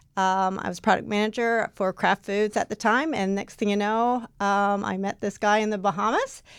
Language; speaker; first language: English; native; English